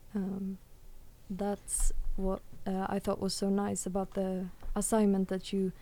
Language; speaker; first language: English; early bilingual, other home language; Swedish